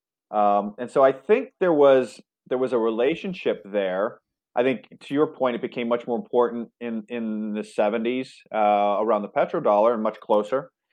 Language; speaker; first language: English; native; English